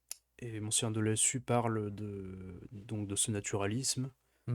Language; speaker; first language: French; native; French